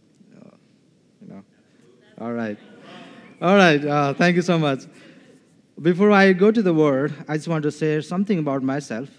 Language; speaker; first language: English; non-native, fluent; Nepali